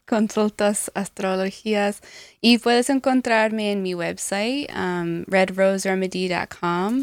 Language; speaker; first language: Spanish; non-native, learner; English